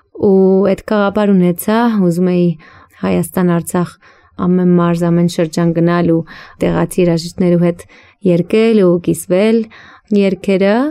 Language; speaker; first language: Armenian; early bilingual, heritage; Armenian